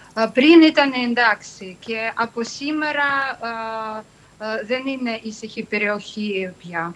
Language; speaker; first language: Greek; non-native, fluent; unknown